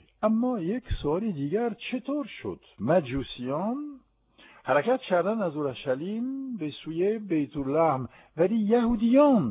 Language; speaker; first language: Persian; non-native, fluent; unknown